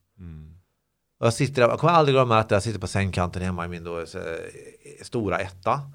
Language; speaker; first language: Swedish; native; Swedish